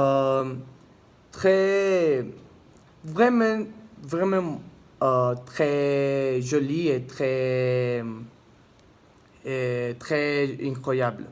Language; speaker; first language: French; non-native, learner; Spanish